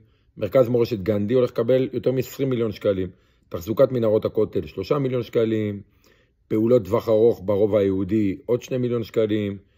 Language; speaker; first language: Hebrew; native; Hebrew